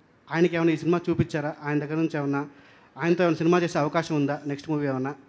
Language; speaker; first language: Telugu; native; Telugu